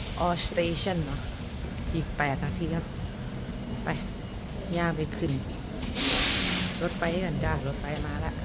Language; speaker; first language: Thai; non-native, local second language; Northeastern Thai